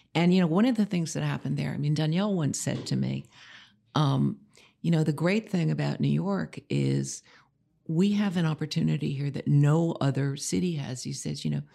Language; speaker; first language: English; native; English